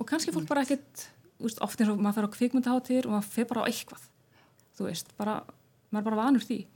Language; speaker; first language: Icelandic; non-native, fluent; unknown